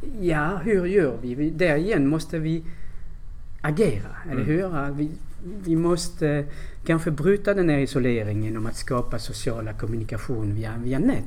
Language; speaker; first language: Swedish; non-native, fluent; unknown